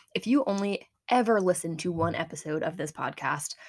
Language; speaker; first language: English; native; English